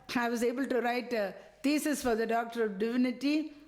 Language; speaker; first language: English; non-native, local second language; Tamil